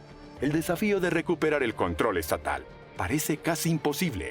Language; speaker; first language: Spanish; native; Spanish